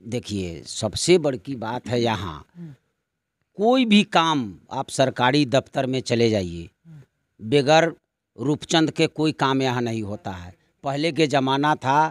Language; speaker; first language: Hindi; native; Hindi